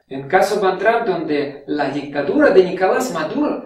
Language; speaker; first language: Spanish; non-native, fluent; Russian